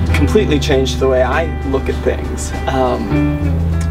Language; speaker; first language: English; native; English